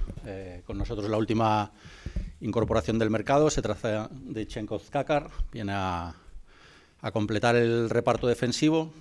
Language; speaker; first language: Spanish; native; Spanish